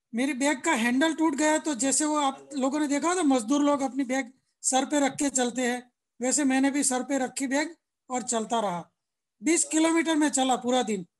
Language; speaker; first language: Hindi; non-native, local second language; Gujarati